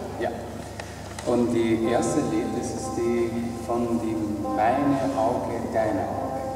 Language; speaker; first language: German; non-native, learner; Persian